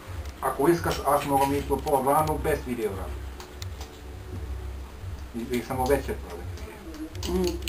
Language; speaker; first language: Bulgarian; non-native, learner; Finnish